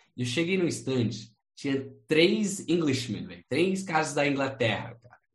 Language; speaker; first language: Portuguese; non-native, fluent; English